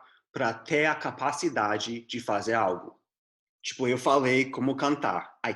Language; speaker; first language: Portuguese; non-native, fluent; English